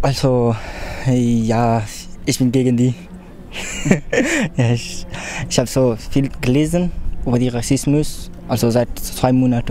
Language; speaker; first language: German; non-native, learner; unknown